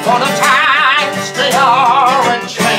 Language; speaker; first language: Spanish; native; Spanish